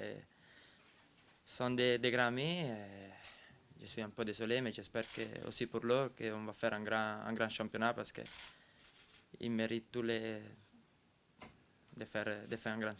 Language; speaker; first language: French; non-native, fluent; Italian